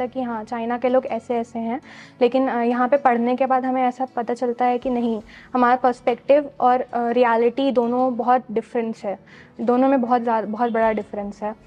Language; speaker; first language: Hindi; native; Hindi